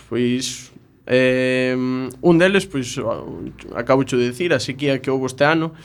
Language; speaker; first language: Galician; native; Galician